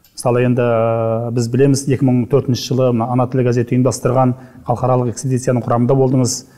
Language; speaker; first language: Kazakh; native; Kazakh